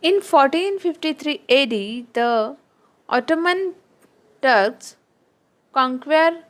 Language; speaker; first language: English; non-native, local second language; Marathi